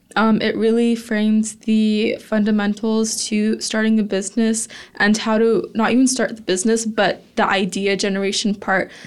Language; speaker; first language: English; native; English